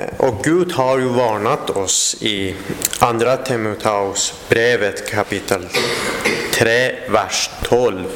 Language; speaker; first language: Swedish; non-native, fluent; Persian